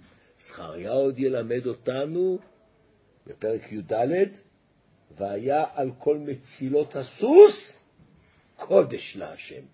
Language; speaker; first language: Hebrew; native; Hebrew